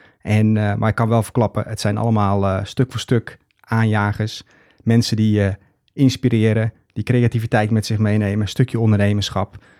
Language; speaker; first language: Dutch; native; Dutch